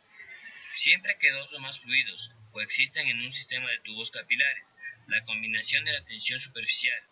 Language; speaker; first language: Spanish; native; Spanish